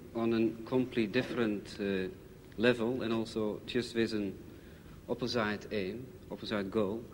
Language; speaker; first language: English; non-native, fluent; Dutch